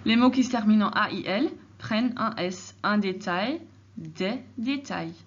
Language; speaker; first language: French; non-native, fluent; Dutch